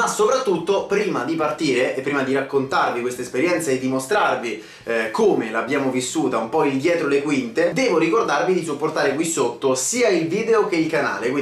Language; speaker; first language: Italian; native; Italian